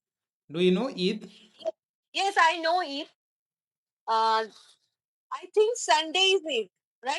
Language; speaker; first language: English; non-native, learner; Bangla